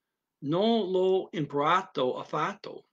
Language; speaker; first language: Italian; non-native, learner; Dutch